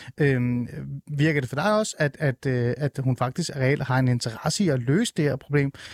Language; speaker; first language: Danish; early bilingual, other home language; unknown